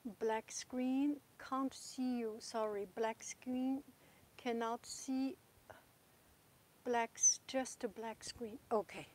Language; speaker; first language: English; non-native, fluent; Chinese